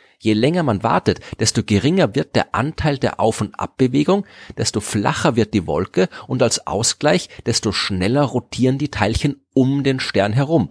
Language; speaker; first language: German; native; German